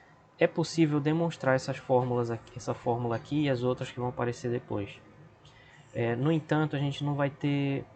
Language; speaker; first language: Portuguese; native; Portuguese